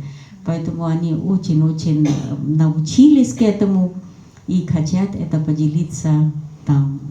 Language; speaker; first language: Russian; non-native, fluent; Hindi